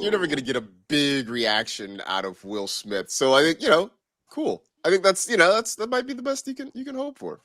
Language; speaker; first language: English; native; English